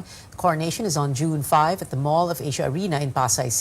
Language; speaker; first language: English; non-native, local second language; Filipino